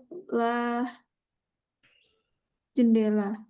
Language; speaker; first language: Indonesian; non-native, learner; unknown